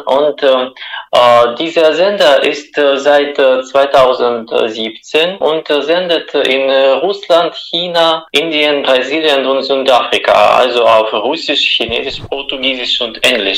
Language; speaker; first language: German; non-native, fluent; Russian